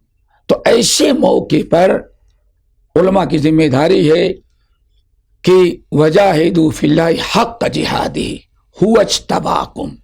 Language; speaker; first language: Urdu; native; Urdu